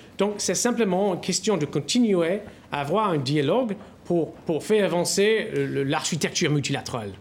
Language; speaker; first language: French; non-native, fluent; English